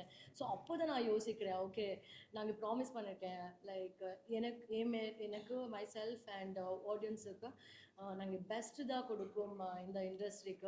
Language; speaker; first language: Tamil; non-native, learner; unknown